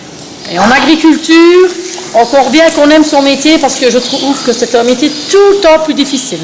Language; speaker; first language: French; native; French